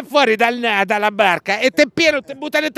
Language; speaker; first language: Italian; native; Italian